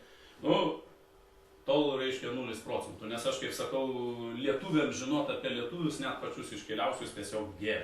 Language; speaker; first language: Lithuanian; native; Lithuanian